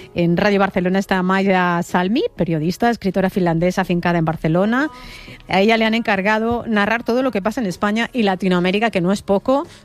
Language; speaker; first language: Spanish; native; Spanish